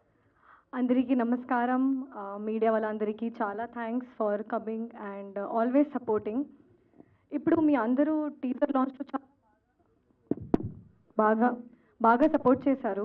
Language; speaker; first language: Telugu; non-native, learner; Hindi